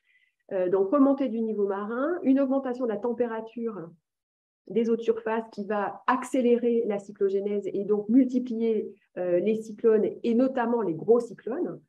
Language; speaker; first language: French; native; French